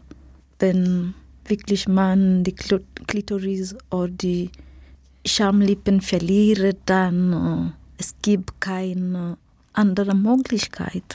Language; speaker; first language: German; non-native, fluent; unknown